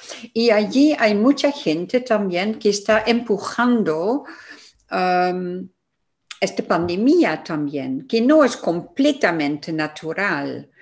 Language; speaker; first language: Spanish; non-native, fluent; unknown